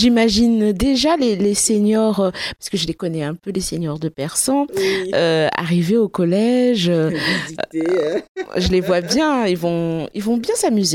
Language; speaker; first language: French; native; French